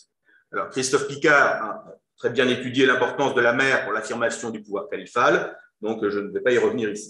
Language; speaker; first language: French; native; French